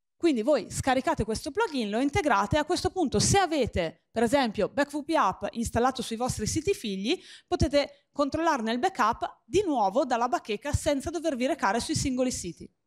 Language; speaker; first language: Italian; native; Italian